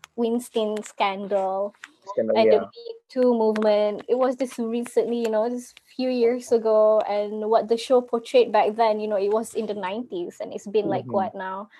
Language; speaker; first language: English; non-native, local second language; Malay